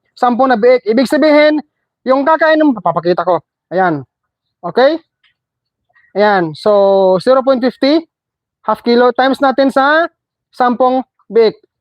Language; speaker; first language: Filipino; non-native, local second language; Cebuano